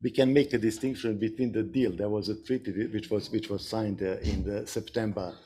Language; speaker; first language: English; non-native, fluent; Serbian